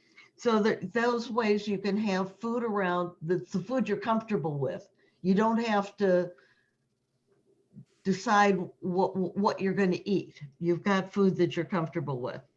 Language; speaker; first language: English; native; English